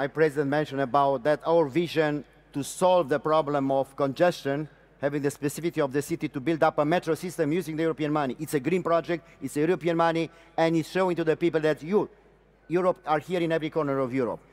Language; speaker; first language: English; non-native, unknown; Romanian